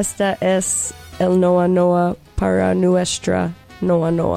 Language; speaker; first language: Spanish; non-native, learner; English